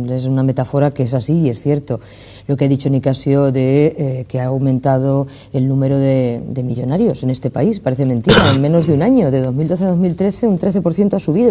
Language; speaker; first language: Spanish; native; Spanish